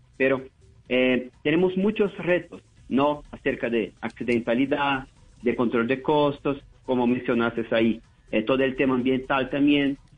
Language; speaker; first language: Spanish; non-native, fluent; Portuguese